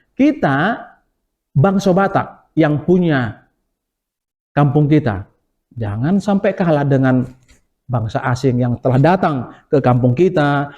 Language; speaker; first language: Indonesian; native; Indonesian